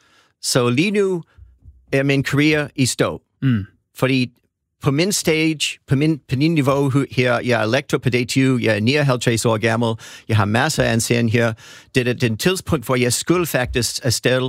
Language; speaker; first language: Danish; non-native, fluent; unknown